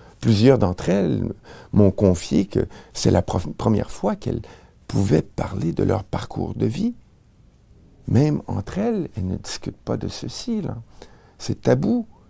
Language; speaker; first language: French; native; French